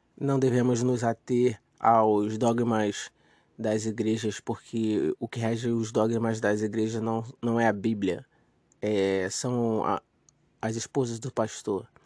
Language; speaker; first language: Portuguese; native; Portuguese